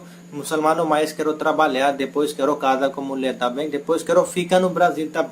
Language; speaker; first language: Portuguese; non-native, learner; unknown